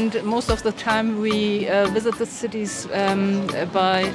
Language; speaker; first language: English; non-native, fluent; German